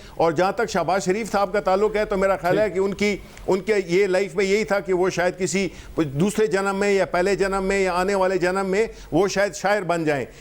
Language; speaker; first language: Urdu; non-native, local second language; Pashto